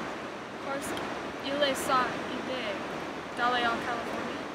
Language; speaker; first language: French; non-native, learner; English